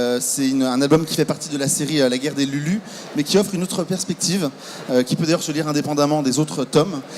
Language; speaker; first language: French; native; French